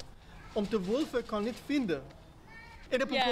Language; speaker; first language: Dutch; non-native, learner; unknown